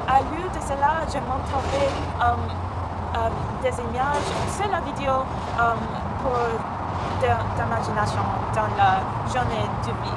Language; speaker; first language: French; non-native, learner; English